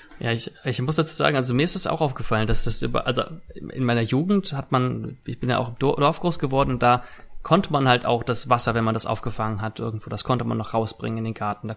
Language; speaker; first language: German; native; German